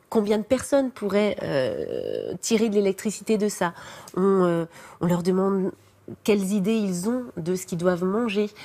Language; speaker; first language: French; native; French